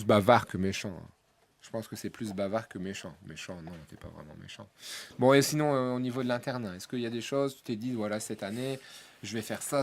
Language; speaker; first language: French; native; French